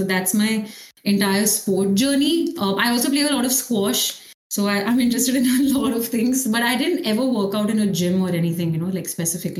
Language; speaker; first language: English; non-native, local second language; Hindi